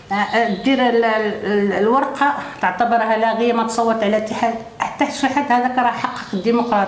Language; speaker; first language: Arabic; native; Arabic